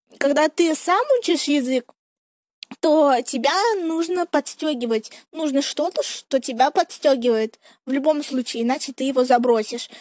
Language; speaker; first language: Russian; native; Russian